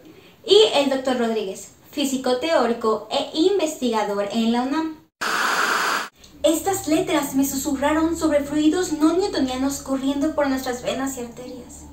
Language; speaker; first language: Spanish; native; Spanish